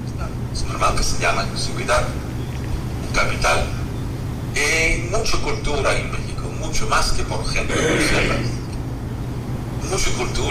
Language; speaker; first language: Spanish; non-native, learner; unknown